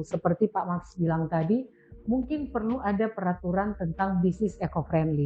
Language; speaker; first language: Indonesian; native; Indonesian